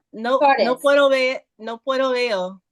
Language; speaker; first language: Spanish; non-native, learner; English